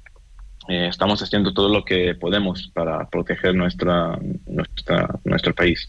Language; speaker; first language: Spanish; non-native, fluent; Hebrew